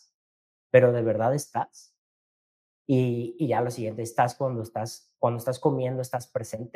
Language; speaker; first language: Spanish; native; Spanish